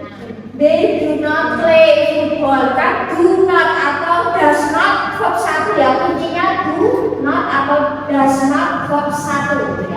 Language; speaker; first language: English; non-native, learner; Indonesian